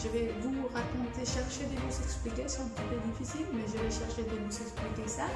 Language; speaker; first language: French; non-native, fluent; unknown